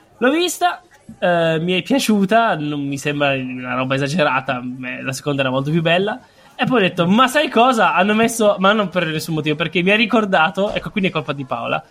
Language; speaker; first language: Italian; native; Italian